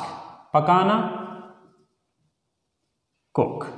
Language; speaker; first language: Urdu; native; Urdu